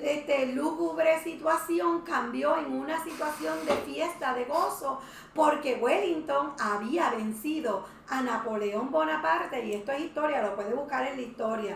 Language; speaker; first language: Spanish; native; Spanish